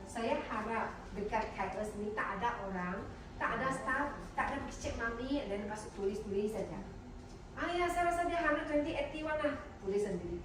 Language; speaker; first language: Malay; non-native, local second language; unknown